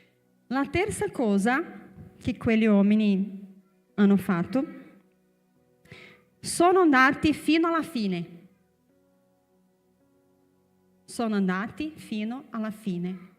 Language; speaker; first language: Italian; non-native, fluent; Portuguese